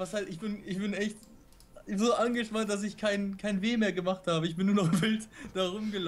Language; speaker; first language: German; native; German